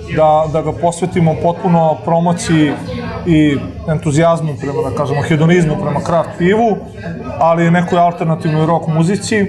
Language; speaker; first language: Serbian; native; Serbian